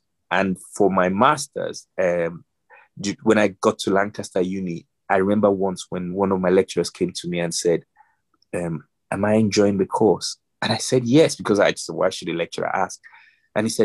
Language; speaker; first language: English; non-native, local second language; Yoruba